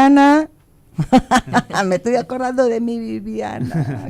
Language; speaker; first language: Spanish; native; Spanish